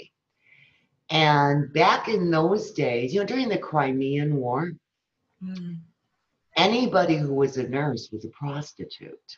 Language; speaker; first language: English; early bilingual, other home language; Spanish